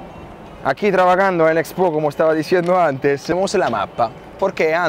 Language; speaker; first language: Spanish; non-native, fluent; Italian